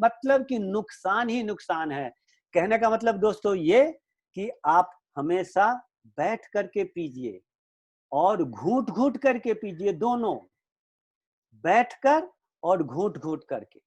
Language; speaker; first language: Hindi; native; Hindi